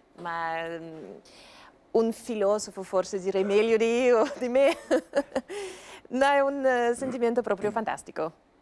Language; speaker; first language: Italian; non-native, learner; Russian